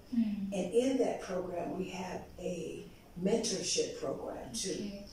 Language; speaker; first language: English; native; English